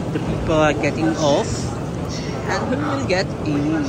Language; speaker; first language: English; non-native, local second language; Urdu